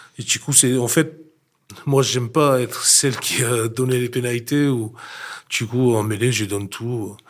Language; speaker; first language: French; non-native, fluent; English